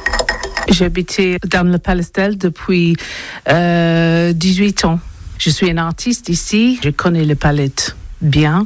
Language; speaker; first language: French; non-native, learner; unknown